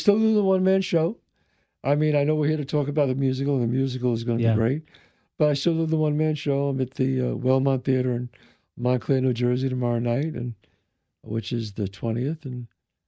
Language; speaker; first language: English; native; English